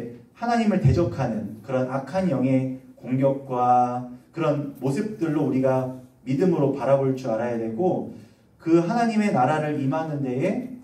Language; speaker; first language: Korean; native; Korean